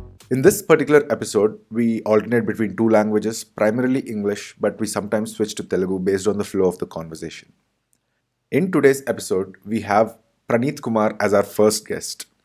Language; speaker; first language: English; non-native, local second language; Telugu